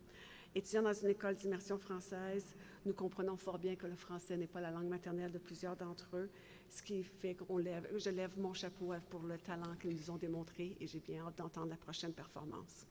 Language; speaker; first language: French; native; French